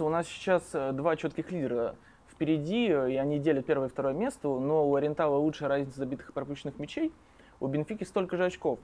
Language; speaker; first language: Russian; native; Russian